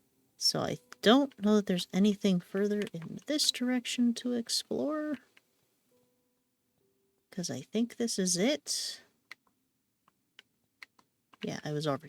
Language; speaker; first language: English; native; English